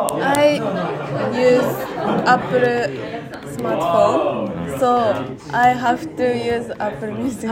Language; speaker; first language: English; non-native, learner; Japanese